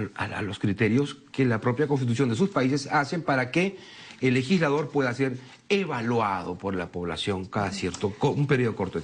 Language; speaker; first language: Spanish; native; Spanish